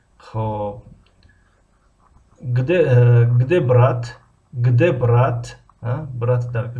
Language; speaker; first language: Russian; non-native, fluent; Tajik